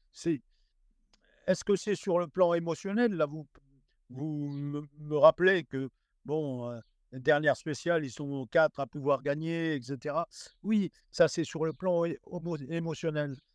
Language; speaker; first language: French; native; French